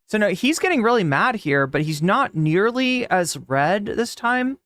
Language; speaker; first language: English; native; English